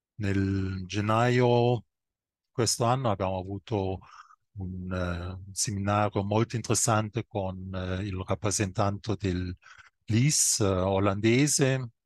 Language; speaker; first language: Italian; non-native, fluent; German